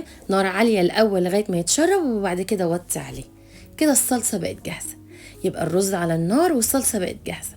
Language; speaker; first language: Arabic; native; Arabic